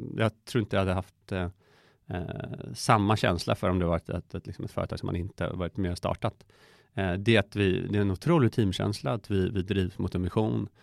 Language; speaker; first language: Swedish; early bilingual, other home language; Persian